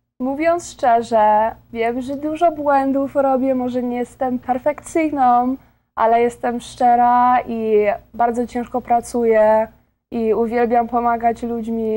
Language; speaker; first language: Polish; early bilingual, heritage; Polish